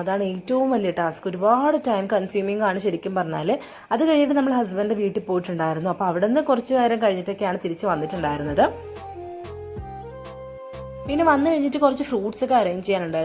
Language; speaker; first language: Malayalam; native; Malayalam